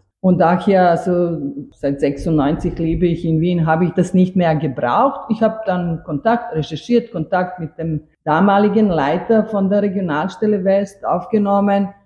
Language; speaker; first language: German; non-native, fluent; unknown